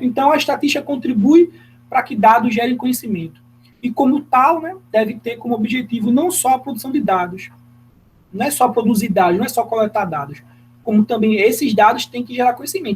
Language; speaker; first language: Portuguese; native; Portuguese